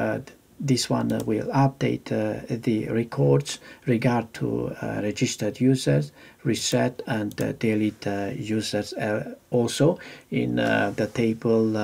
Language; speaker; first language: English; non-native, fluent; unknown